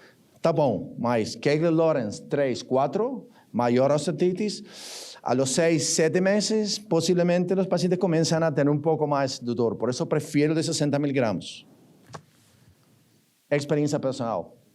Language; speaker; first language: Portuguese; non-native, learner; Spanish